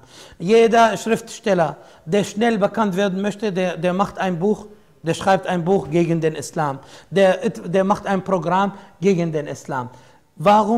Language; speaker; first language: German; non-native, fluent; Arabic